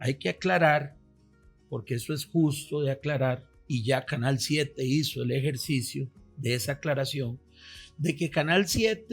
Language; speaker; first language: Spanish; native; Spanish